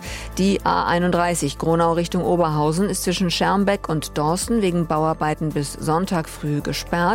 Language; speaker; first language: German; native; German